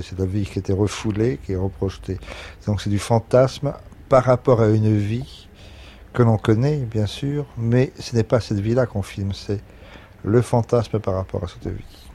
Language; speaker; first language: French; native; French